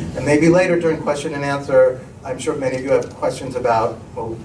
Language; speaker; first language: English; native; English